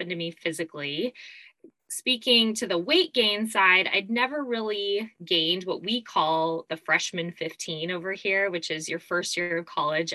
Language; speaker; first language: English; native; English